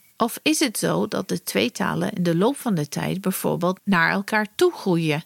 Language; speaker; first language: Dutch; non-native, fluent; English